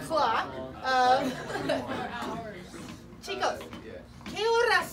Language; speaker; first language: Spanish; non-native, fluent; English